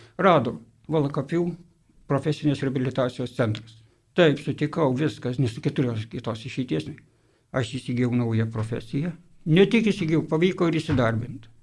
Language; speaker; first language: Lithuanian; native; Lithuanian